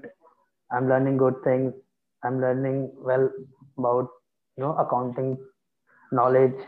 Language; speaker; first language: English; non-native, local second language; Hindi